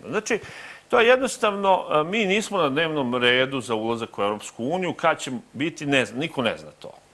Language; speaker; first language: Serbian; native; Serbian